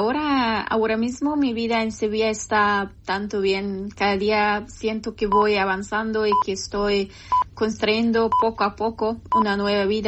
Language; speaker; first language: Spanish; non-native, learner; Persian